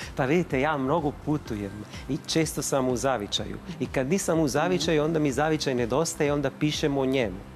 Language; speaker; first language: Bosnian; non-native, fluent; Italian